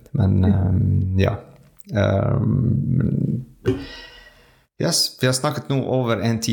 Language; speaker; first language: Norwegian; non-native, learner; French